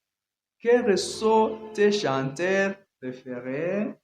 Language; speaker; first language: French; non-native, learner; Kinyarwanda